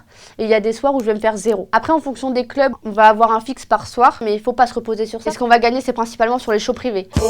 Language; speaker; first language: French; native; French